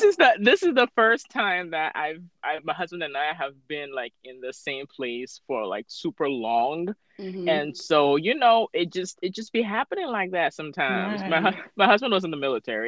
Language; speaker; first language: English; non-native, local second language; Akan